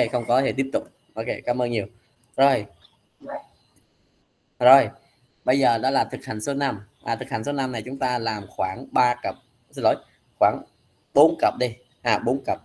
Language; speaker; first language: Vietnamese; non-native, fluent; Khmer